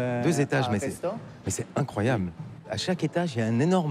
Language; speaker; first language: French; native; French